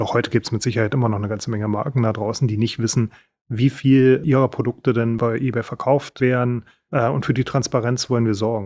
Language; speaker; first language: German; native; German